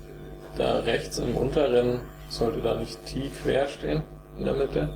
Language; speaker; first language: German; native; German